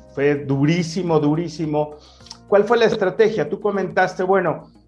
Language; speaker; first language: Spanish; native; Spanish